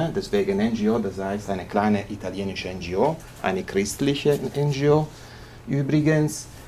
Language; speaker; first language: German; non-native, fluent; Italian